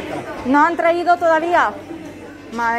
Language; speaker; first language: Spanish; non-native, fluent; Russian